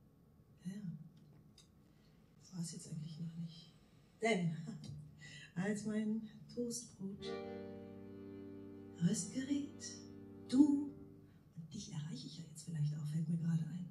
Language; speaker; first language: German; native; German